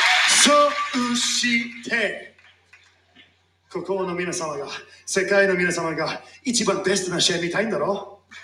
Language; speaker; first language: Japanese; non-native, fluent; English